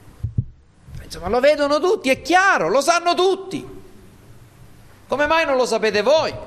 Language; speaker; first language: Italian; native; Italian